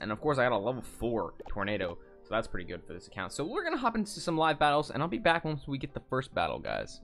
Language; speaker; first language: English; native; English